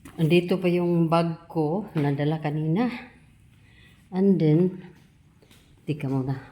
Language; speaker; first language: Filipino; non-native, local second language; Cebuano